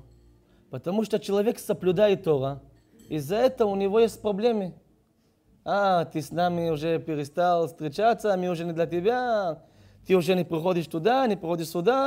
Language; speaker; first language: Russian; non-native, learner; Hebrew